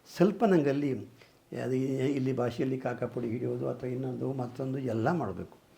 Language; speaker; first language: Kannada; native; Kannada